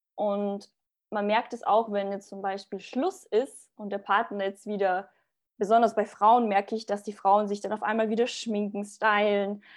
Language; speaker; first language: German; early bilingual, other home language; Bosnian